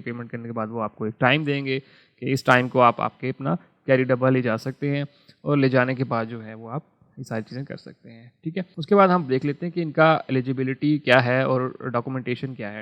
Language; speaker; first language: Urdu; non-native, local second language; Punjabi